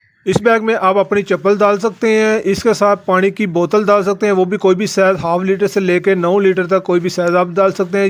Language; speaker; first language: Hindi; non-native, local second language; Punjabi